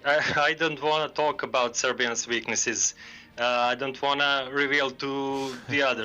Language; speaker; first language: English; non-native, learner; Serbian